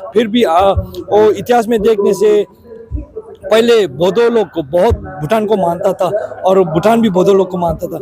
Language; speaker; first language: Hindi; non-native, fluent; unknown